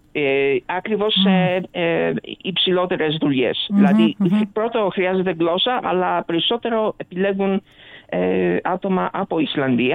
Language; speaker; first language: Greek; early bilingual, other home language; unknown